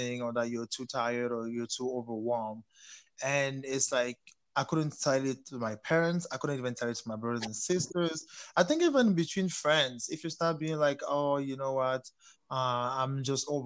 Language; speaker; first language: English; non-native, local second language; French